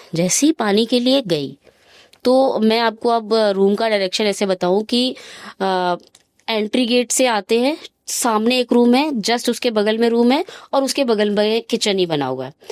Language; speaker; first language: Hindi; native; Hindi